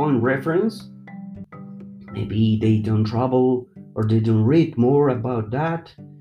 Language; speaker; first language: English; non-native, learner; Spanish